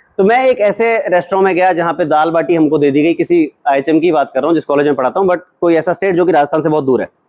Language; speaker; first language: Hindi; native; Hindi